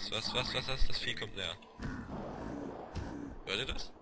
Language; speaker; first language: German; native; German